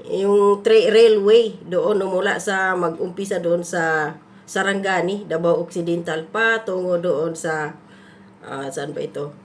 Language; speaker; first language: Filipino; non-native, local second language; Cebuano